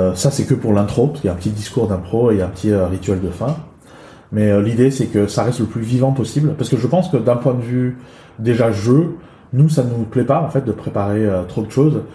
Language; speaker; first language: French; early bilingual, other home language; Chinese